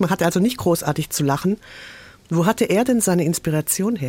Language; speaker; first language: German; native; German